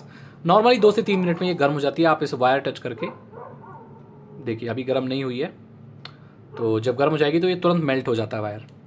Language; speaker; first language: Hindi; native; Hindi